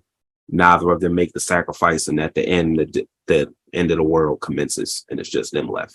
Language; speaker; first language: English; native; English